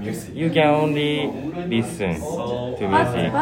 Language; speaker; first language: English; non-native, learner; Japanese